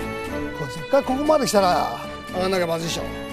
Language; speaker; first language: Japanese; native; Japanese